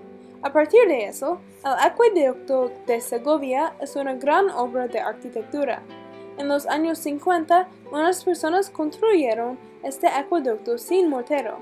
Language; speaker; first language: Spanish; non-native, learner; English